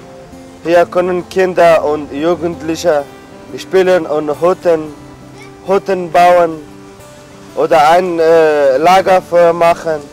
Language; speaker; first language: German; non-native, learner; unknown